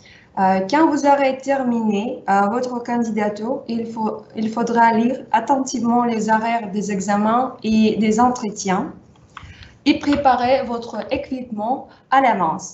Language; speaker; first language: French; non-native, fluent; Russian